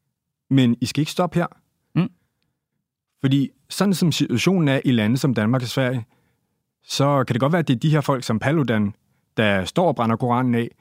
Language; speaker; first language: Danish; native; Danish